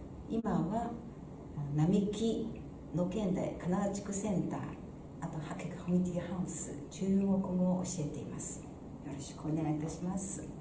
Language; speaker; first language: Japanese; non-native, fluent; Chinese